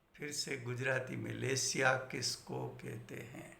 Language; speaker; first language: Hindi; non-native, local second language; Gujarati